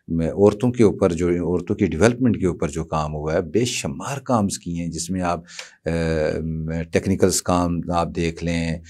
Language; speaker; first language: Urdu; non-native, local second language; Punjabi